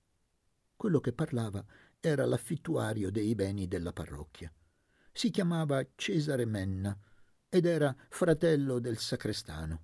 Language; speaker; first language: Italian; native; Italian